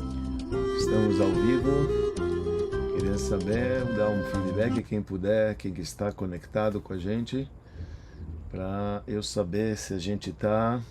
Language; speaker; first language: Portuguese; native; Portuguese